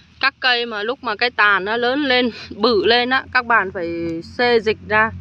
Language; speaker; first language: Vietnamese; native; Vietnamese